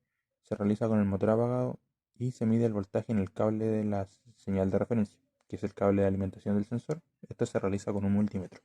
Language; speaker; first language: Spanish; native; Spanish